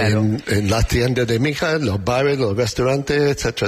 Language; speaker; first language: Spanish; non-native, learner; English